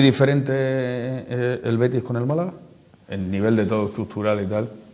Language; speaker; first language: Spanish; native; Spanish